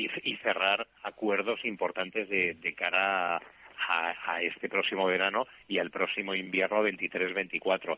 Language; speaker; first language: Spanish; native; Spanish